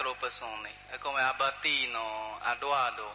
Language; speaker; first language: Italian; non-native, learner; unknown